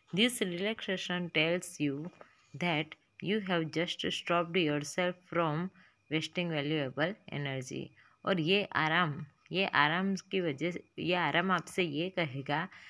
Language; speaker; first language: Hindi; non-native, local second language; Gujarati